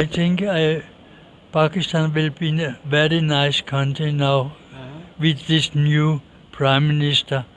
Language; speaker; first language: English; non-native, learner; Danish